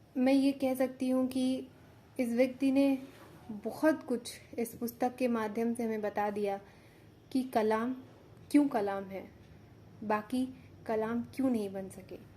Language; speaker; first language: Hindi; native; Hindi